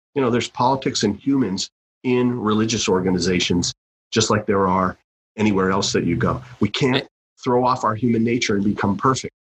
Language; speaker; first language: English; native; English